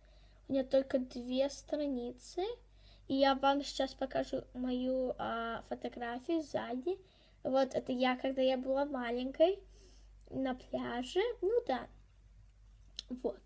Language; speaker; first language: Russian; early bilingual, heritage; Russian